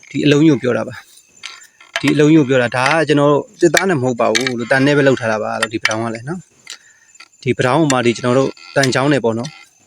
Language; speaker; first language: Burmese; native; Burmese